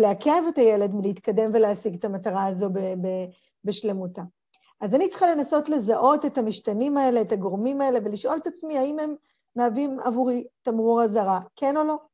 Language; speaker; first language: Hebrew; native; Hebrew